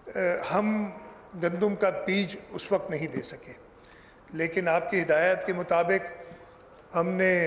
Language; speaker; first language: Urdu; non-native, local second language; Sindhi